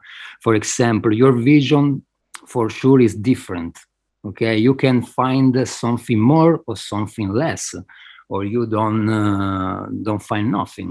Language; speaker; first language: English; non-native, fluent; Spanish